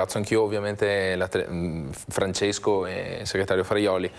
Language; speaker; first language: Italian; native; Italian